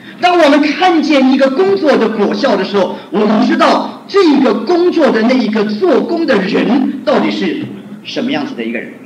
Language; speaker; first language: Chinese; non-native, local second language; Hakka Chinese